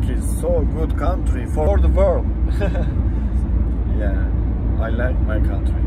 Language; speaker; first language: English; non-native, learner; Turkish